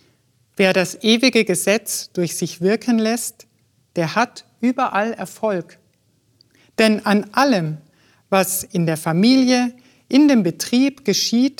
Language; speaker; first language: German; native; German